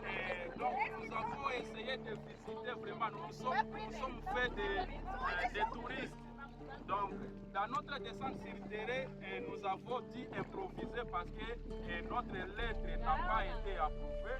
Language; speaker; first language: French; non-native, local second language; Swahili